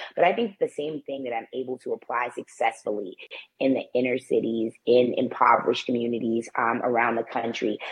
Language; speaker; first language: English; native; English